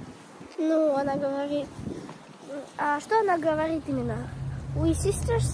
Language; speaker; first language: Russian; early bilingual, heritage; Russian